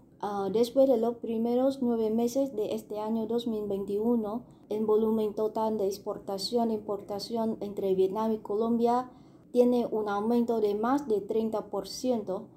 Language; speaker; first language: Spanish; non-native, fluent; Vietnamese